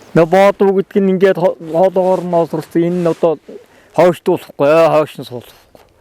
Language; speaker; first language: Mongolian; native; Mongolian